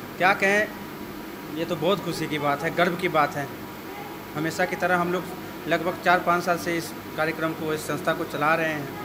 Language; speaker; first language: Hindi; native; Hindi